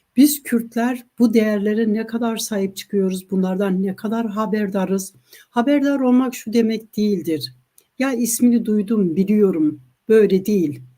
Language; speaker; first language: Turkish; non-native, local second language; Kurdish